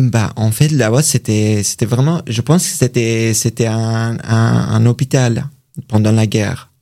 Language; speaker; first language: French; non-native, learner; Persian